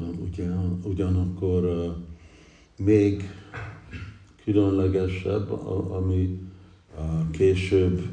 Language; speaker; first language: Hungarian; early bilingual, heritage; English